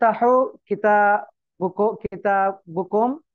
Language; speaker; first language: Arabic; non-native, learner; Bangla